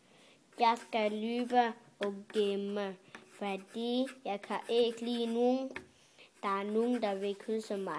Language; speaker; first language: Danish; early bilingual, other home language; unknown